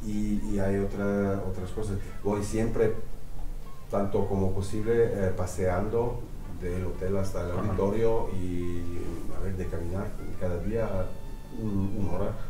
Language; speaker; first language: Spanish; non-native, fluent; French